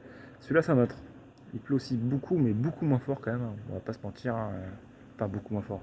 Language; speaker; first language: French; native; French